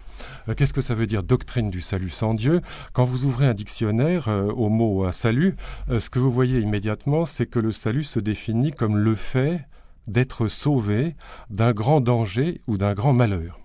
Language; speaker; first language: French; native; French